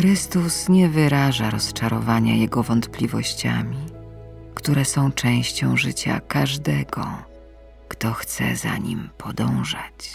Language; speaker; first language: Polish; native; Polish